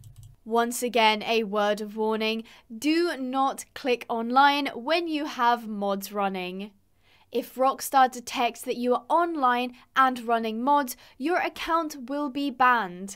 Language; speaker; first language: English; native; English